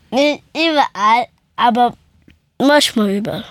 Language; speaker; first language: German; early bilingual, other home language; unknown